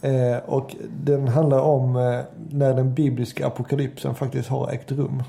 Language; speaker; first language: Swedish; native; Swedish